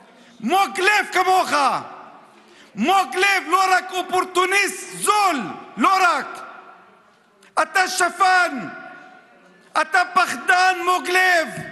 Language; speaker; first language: Hebrew; non-native, local second language; Arabic